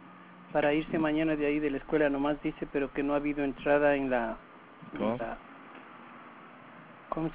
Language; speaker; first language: Spanish; native; Spanish